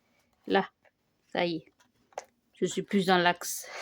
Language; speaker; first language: French; native; French